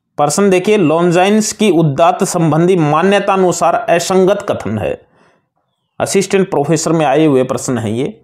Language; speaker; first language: Hindi; native; Hindi